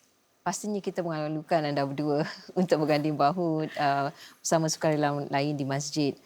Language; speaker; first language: Malay; native; Malay